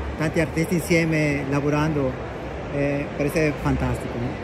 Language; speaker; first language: Italian; non-native, learner; Spanish